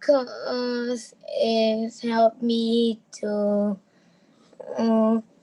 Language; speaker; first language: English; non-native, learner; Vietnamese